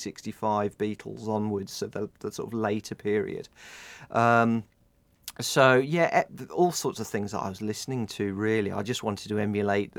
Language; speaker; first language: English; native; English